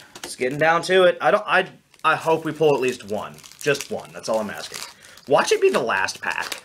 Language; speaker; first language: English; native; English